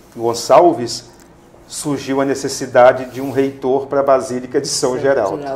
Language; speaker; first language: Portuguese; native; Portuguese